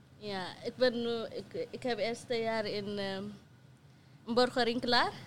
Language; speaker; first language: Dutch; non-native, learner; Tigrinya